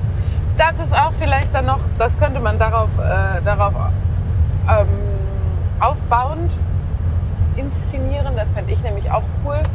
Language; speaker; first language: German; native; German